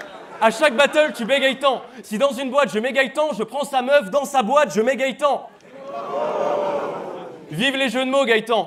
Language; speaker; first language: French; native; French